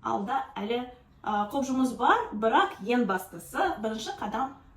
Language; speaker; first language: Kazakh; non-native, learner; Russian